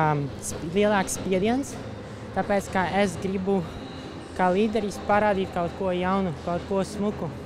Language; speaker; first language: Latvian; non-native, local second language; Russian